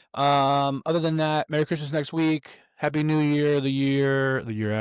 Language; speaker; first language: English; native; English